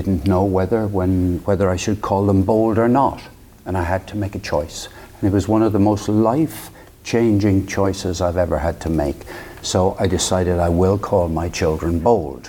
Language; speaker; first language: English; native; English